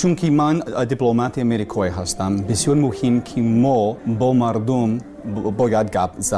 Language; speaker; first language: Persian; non-native, learner; English